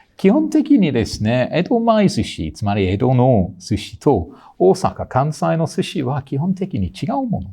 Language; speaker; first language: Japanese; non-native, fluent; English